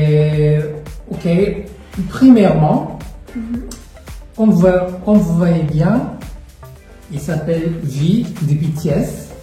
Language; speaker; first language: French; non-native, fluent; Korean